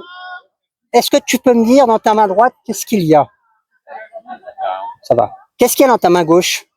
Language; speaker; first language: French; native; French